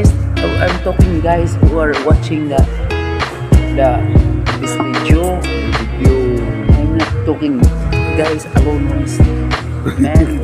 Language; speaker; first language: English; non-native, local second language; Cebuano